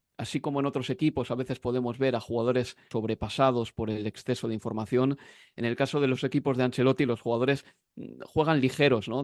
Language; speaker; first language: Spanish; native; Spanish